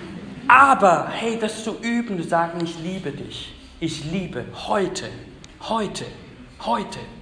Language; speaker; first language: German; non-native, fluent; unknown